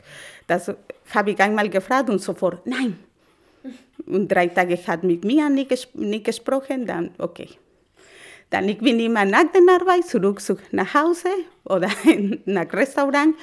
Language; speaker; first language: German; non-native, learner; Spanish